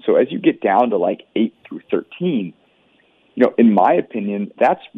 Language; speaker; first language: English; native; English